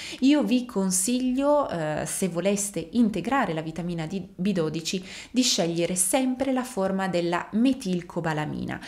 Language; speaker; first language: Italian; native; Italian